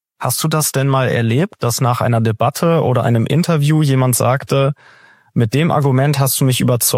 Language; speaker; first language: German; native; German